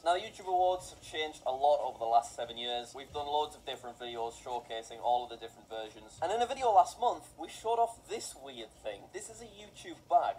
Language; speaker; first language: English; native; English